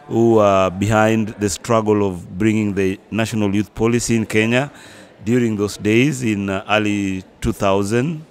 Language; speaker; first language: English; non-native, local second language; Luo (Kenya and Tanzania)